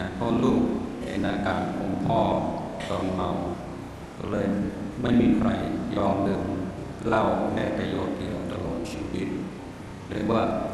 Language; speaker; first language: Thai; non-native, fluent; English